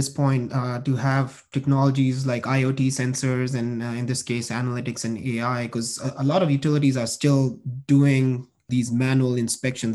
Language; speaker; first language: English; non-native, local second language; Hindi